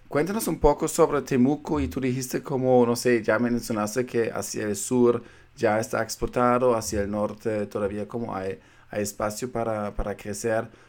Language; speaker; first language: Spanish; non-native, fluent; German